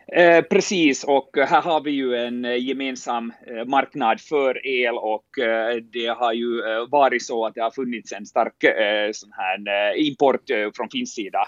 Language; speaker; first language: Swedish; native; Swedish